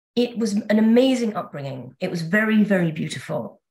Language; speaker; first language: English; native; English